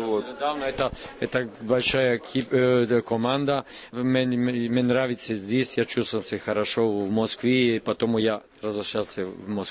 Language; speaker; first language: Russian; non-native, learner; Serbian